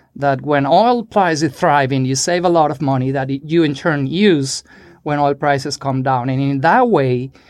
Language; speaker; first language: English; non-native, fluent; Spanish